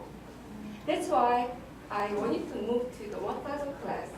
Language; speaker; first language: English; non-native, learner; Korean